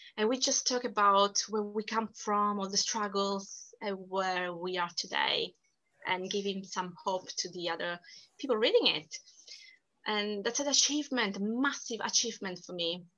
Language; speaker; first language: English; non-native, fluent; Italian